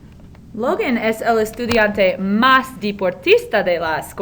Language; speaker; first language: Spanish; non-native, learner; English